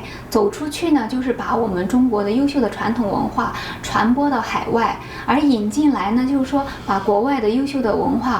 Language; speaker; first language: Chinese; native; Chinese